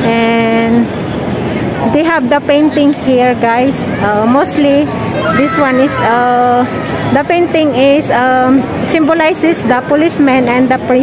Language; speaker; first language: English; non-native, local second language; Filipino